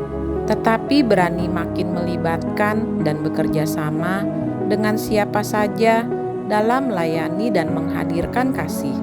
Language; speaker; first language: Indonesian; native; Indonesian